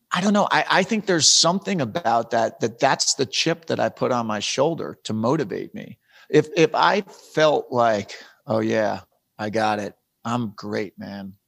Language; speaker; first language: English; native; English